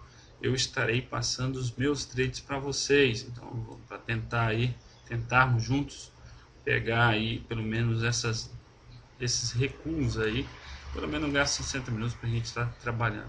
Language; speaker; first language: Portuguese; native; Portuguese